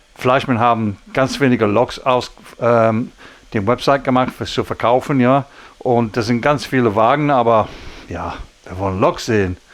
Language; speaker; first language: German; non-native, learner; English